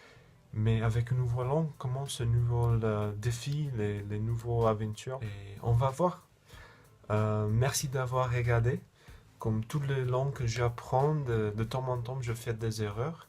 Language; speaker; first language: French; non-native, fluent; English